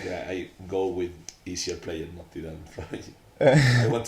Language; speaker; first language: English; non-native, learner; Spanish